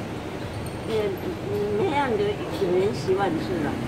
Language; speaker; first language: Chinese; non-native, local second language; Min Nan Chinese